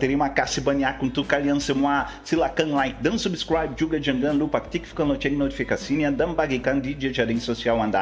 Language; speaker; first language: Indonesian; non-native, fluent; Portuguese